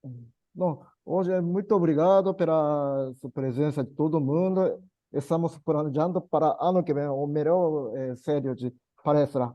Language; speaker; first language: Portuguese; non-native, learner; Japanese